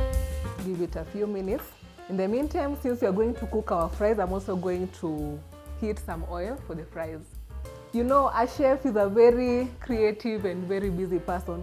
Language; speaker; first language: English; non-native, local second language; Swahili